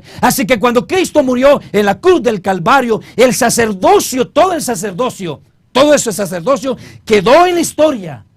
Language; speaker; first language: Spanish; native; Spanish